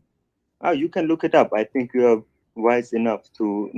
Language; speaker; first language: English; non-native, fluent; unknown